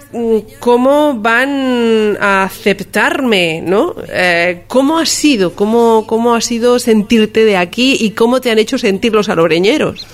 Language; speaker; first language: Spanish; native; Spanish